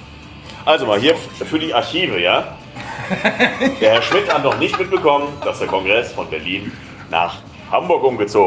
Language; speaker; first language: German; native; German